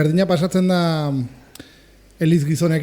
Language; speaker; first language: Basque; native; Basque